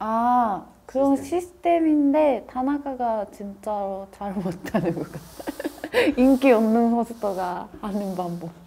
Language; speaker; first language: Korean; non-native, fluent; Japanese